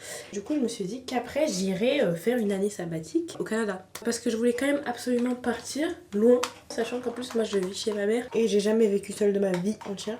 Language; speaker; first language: French; native; French